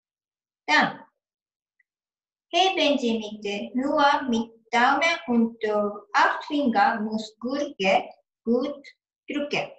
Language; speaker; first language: German; non-native, learner; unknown